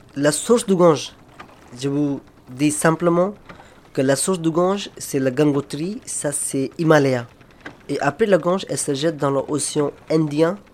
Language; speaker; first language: French; non-native, learner; Hindi